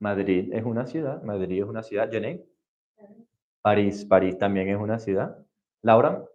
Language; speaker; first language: Spanish; non-native, fluent; English